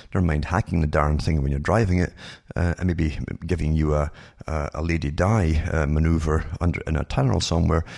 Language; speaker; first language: English; native; English